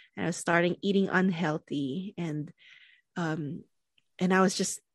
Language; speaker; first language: English; non-native, local second language; Filipino